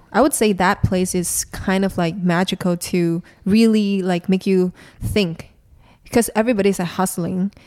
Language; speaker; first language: English; non-native, local second language; Chinese